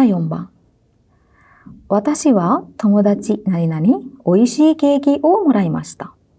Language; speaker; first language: Japanese; non-native, fluent; Sinhala